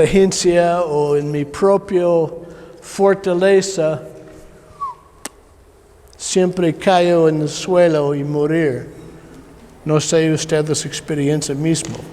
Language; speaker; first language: Spanish; non-native, learner; English